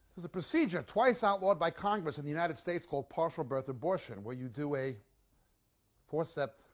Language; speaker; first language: English; native; English